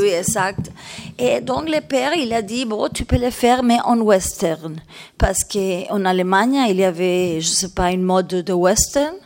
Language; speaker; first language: French; non-native, learner; Spanish